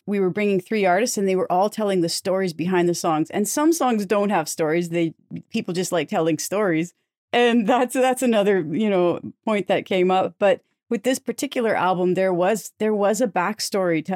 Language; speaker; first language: English; native; English